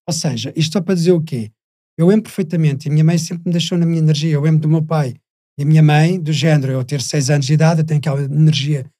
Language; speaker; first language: Portuguese; native; Portuguese